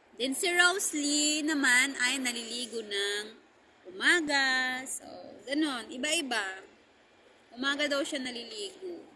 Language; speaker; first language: Filipino; native; Filipino